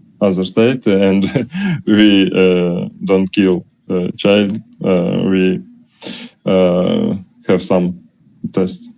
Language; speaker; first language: English; non-native, learner; Russian